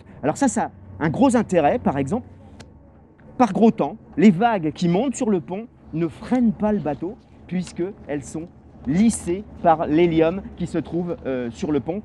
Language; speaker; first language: French; native; French